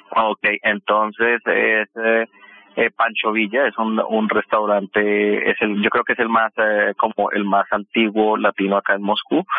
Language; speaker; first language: Spanish; native; Spanish